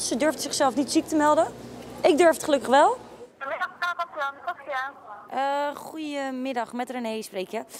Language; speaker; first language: Dutch; native; Dutch